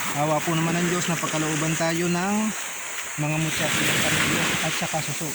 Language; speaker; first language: Filipino; native; Filipino